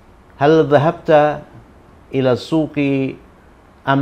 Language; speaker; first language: Arabic; non-native, fluent; Indonesian